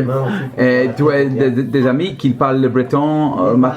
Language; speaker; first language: French; non-native, learner; English